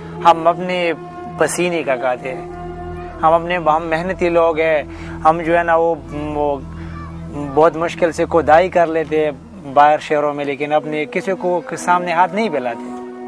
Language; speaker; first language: Urdu; non-native, local second language; Pashto